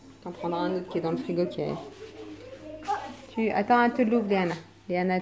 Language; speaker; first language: French; native; French